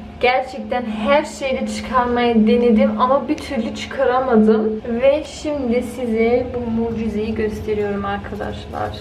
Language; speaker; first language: Turkish; early bilingual, heritage; Turkish